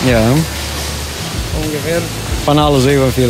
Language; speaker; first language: Dutch; non-native, learner; Romanian